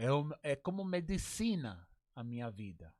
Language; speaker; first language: Portuguese; non-native, learner; English